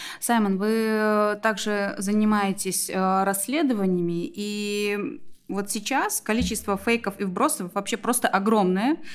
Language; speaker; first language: Russian; native; Russian